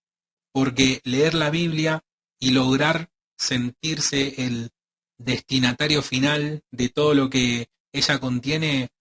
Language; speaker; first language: Spanish; native; Spanish